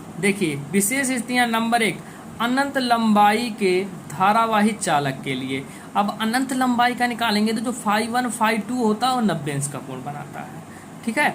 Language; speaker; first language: Hindi; native; Hindi